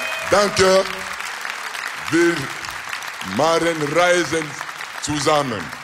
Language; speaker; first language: German; non-native, learner; Lingala